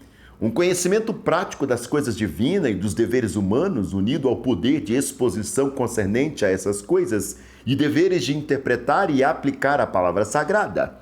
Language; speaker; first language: Portuguese; native; Portuguese